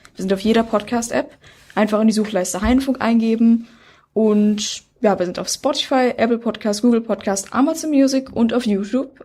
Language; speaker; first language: German; native; German